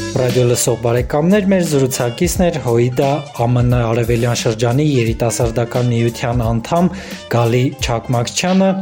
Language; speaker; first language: Armenian; native; Armenian